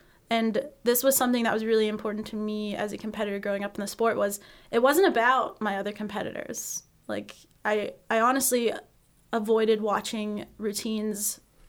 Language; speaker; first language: English; native; English